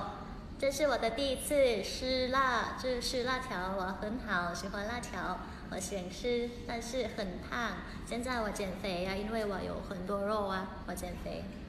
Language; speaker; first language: Chinese; non-native, learner; Thai